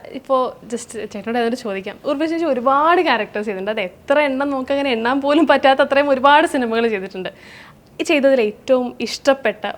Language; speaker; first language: Malayalam; native; Malayalam